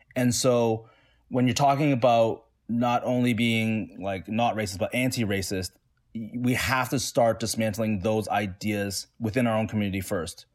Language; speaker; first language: English; native; English